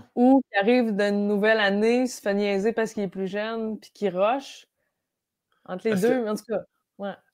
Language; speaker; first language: French; native; French